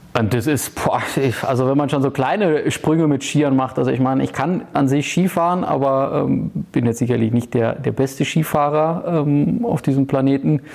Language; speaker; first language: German; native; German